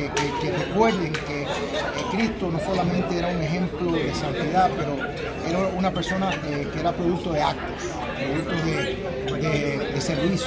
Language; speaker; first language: Spanish; early bilingual, heritage; Spanish